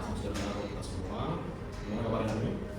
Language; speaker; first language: Indonesian; native; Indonesian